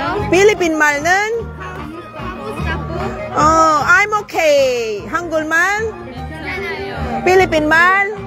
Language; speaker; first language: Korean; non-native, learner; Filipino